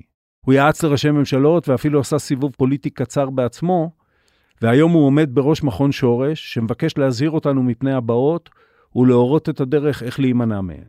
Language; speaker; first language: Hebrew; native; Hebrew